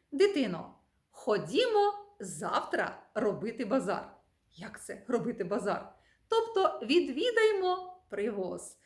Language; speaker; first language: Ukrainian; native; Ukrainian